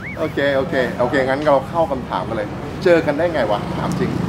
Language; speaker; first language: Thai; native; Thai